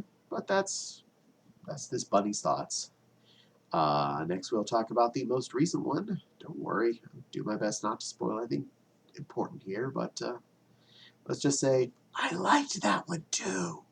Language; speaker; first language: English; native; English